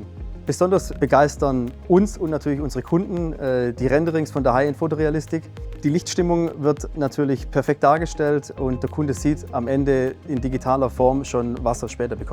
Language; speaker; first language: German; native; German